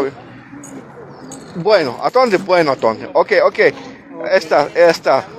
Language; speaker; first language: Spanish; non-native, learner; Bulgarian